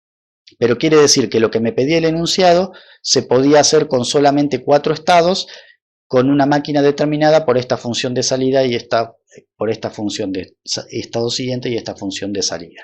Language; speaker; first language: Spanish; native; Spanish